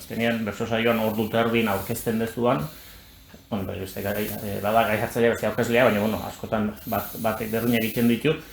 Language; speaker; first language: Basque; native; Basque